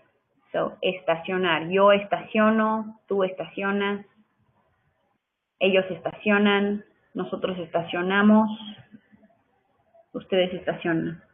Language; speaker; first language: Spanish; non-native, fluent; English